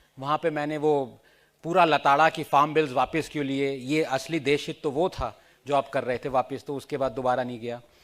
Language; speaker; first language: Hindi; non-native, local second language; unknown